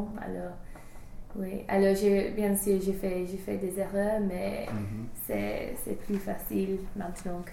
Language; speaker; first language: French; non-native, fluent; English